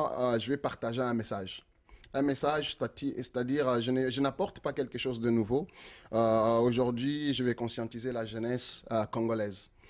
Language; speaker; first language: French; non-native, local second language; Lingala